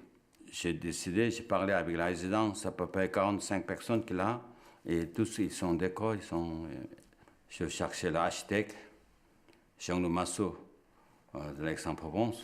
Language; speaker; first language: French; non-native, learner; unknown